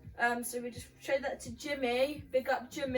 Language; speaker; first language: English; native; English